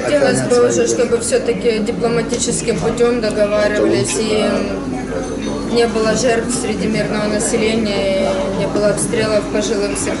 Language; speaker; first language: Russian; native; Russian